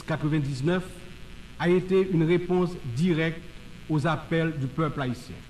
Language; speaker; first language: French; non-native, local second language; Haitian Creole